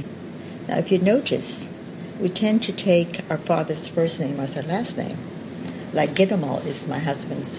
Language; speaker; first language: English; non-native, local second language; Sindhi